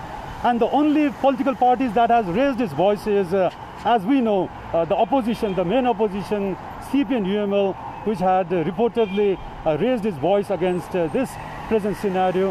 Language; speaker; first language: English; non-native, local second language; Nepali